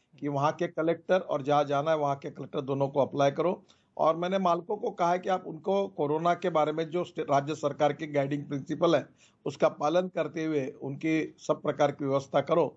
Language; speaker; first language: Hindi; non-native, local second language; Marathi